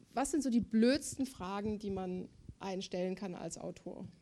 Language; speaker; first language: German; native; German